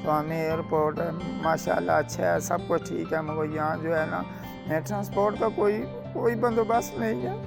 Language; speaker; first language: Urdu; non-native, local second language; Punjabi